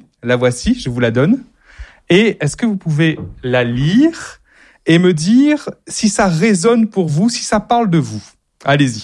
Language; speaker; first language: French; native; French